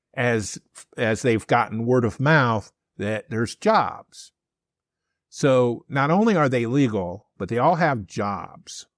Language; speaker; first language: English; native; English